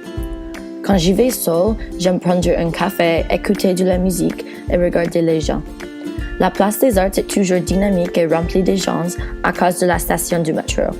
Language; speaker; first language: French; non-native, learner; English